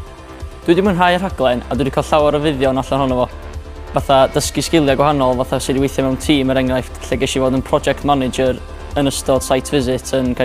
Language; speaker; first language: Welsh; native; Welsh